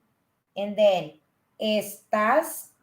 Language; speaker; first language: Spanish; non-native, fluent; Filipino